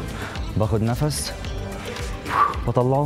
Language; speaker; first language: Arabic; native; Arabic